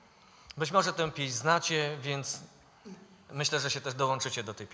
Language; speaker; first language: Polish; native; Polish